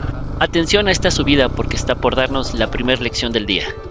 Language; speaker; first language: Spanish; native; Spanish